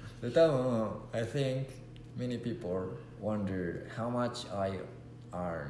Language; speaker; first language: English; non-native, learner; Japanese